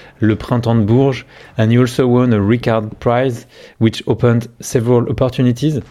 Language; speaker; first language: English; non-native, fluent; French